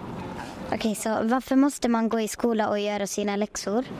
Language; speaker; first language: Swedish; non-native, learner; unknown